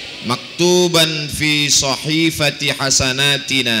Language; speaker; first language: Arabic; non-native, fluent; Indonesian